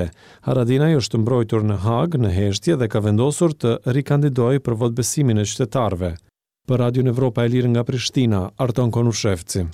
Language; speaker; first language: Albanian; native; Albanian